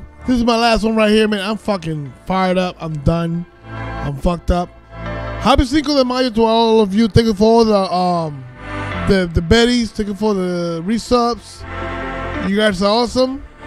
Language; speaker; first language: English; native; English